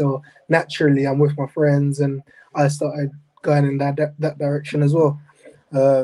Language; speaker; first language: English; native; English